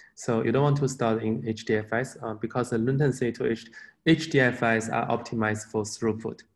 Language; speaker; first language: English; non-native, fluent; Chinese